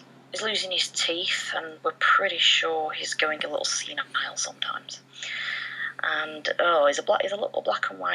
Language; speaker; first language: English; native; English